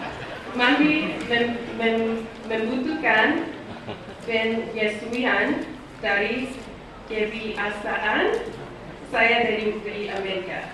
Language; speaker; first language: Indonesian; non-native, learner; English